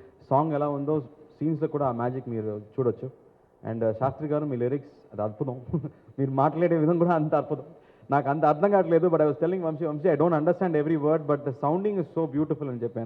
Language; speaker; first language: Telugu; non-native, learner; Tamil